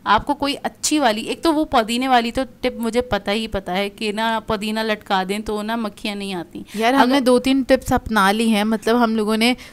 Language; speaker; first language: Hindi; native; Hindi